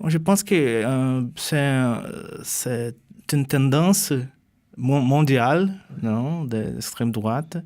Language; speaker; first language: French; non-native, fluent; Portuguese